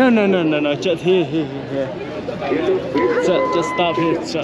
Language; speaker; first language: English; non-native, learner; Vietnamese